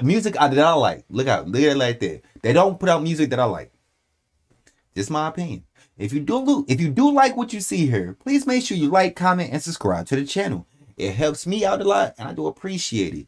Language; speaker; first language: English; native; English